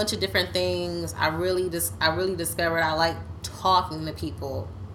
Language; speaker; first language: English; native; English